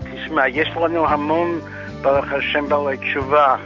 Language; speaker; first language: Hebrew; non-native, fluent; English